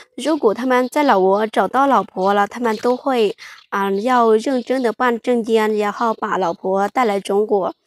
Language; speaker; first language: Chinese; non-native, fluent; Hmong